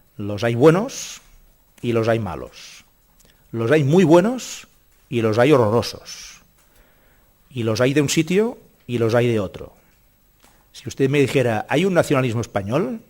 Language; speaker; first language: Spanish; non-native, local second language; Catalan